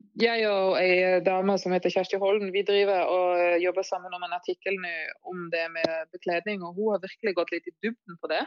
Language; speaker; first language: Norwegian; non-native, fluent; German